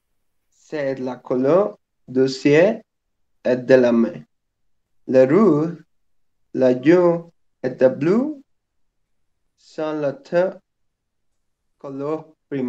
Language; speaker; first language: French; non-native, learner; Spanish